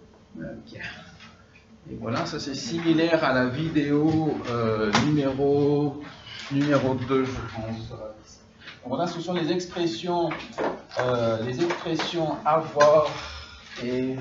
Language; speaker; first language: French; non-native, fluent; English